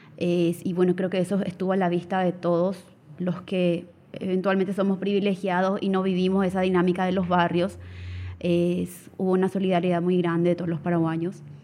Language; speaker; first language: Spanish; native; Spanish